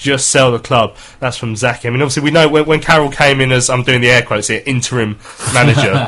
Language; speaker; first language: English; native; English